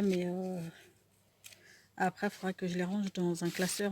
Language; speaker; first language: French; native; French